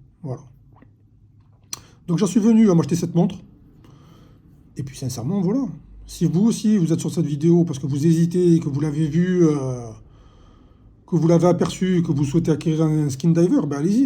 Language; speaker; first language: French; native; French